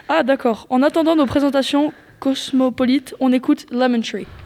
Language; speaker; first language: French; native; French